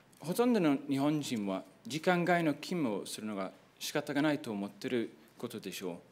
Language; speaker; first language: Japanese; non-native, fluent; English